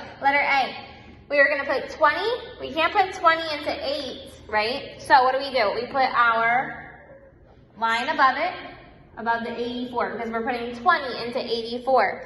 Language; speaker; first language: English; native; English